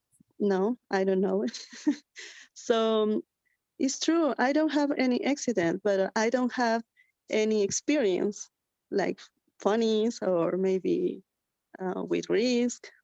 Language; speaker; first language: English; non-native, learner; Spanish